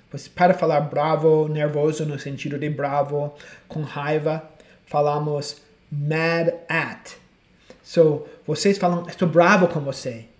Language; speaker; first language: Portuguese; non-native, fluent; English